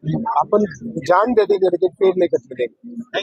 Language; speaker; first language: Hindi; non-native, local second language; Marathi